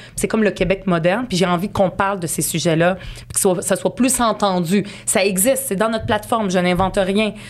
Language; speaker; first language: French; early bilingual, other home language; Arabic